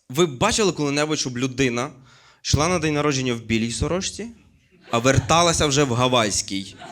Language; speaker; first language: Ukrainian; native; Ukrainian